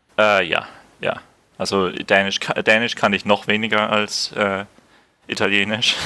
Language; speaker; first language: German; native; German